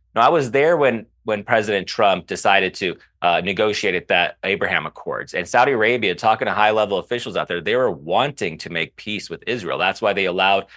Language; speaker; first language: English; early bilingual, other home language; Arabic